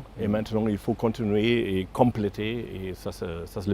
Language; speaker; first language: French; non-native, fluent; German